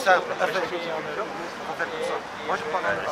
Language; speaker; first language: French; non-native, local second language; Dutch